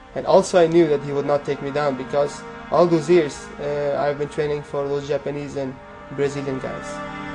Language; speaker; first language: English; non-native, fluent; Persian